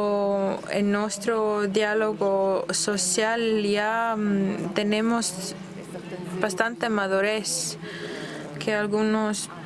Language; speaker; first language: Spanish; non-native, fluent; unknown